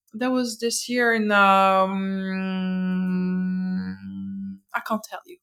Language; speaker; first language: English; non-native, fluent; French